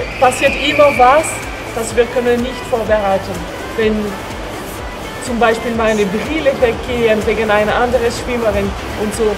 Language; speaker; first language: German; non-native, local second language; French